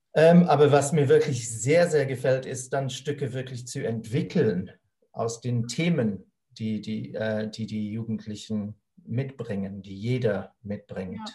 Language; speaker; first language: German; non-native, fluent; English